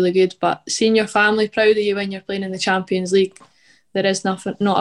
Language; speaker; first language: English; native; English